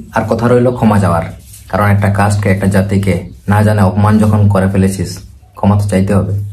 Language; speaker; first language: Bangla; non-native, local second language; Santali